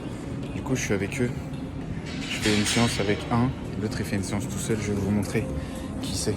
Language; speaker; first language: French; native; French